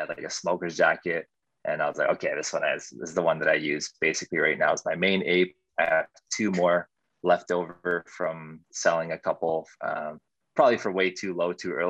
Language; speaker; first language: English; native; English